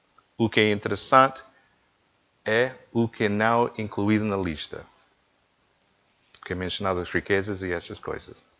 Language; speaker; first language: Portuguese; non-native, learner; English